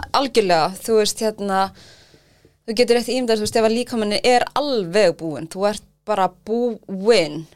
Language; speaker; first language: Icelandic; early bilingual, other home language; Thai